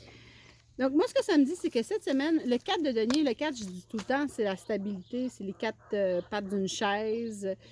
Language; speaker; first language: French; native; French